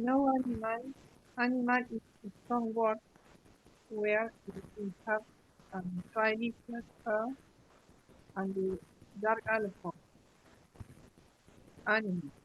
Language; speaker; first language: English; non-native, learner; Spanish